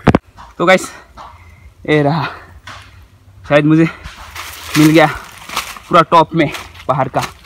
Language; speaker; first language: Hindi; non-native, local second language; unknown